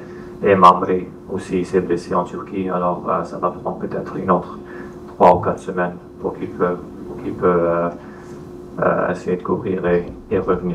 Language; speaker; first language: French; non-native, fluent; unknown